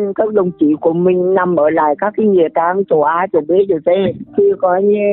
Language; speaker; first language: Vietnamese; native; Vietnamese